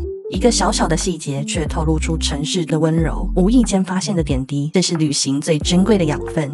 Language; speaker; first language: Chinese; native; Chinese